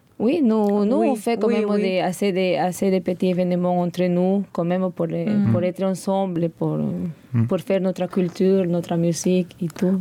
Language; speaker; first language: French; non-native, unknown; Spanish